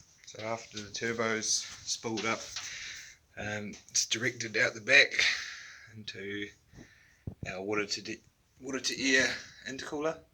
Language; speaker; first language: English; native; English